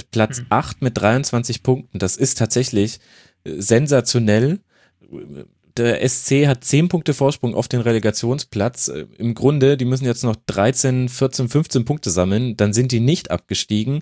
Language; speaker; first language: German; native; German